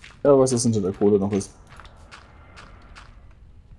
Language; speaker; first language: German; native; German